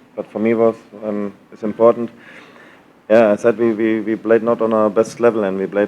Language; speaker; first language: English; non-native, learner; German